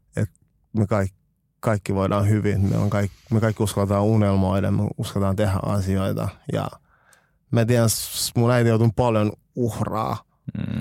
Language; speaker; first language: Finnish; early bilingual, other home language; French